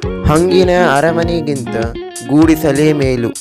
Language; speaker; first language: Kannada; native; Kannada